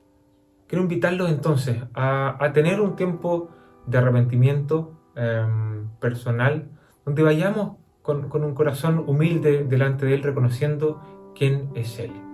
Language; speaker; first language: Spanish; native; Spanish